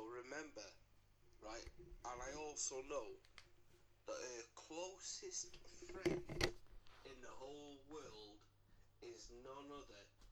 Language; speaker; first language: English; native; English